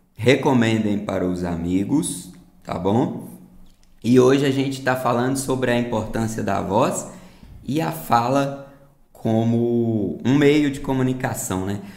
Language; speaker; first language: Portuguese; non-native, fluent; Korean